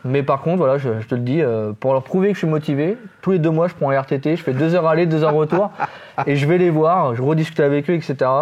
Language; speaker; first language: French; native; French